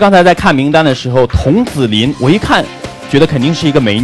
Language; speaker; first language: Chinese; native; Chinese